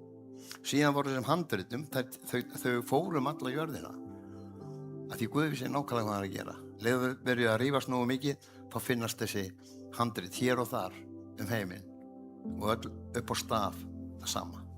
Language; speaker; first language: Icelandic; native; Icelandic